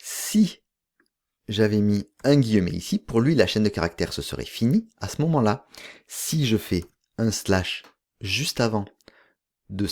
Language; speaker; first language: French; native; French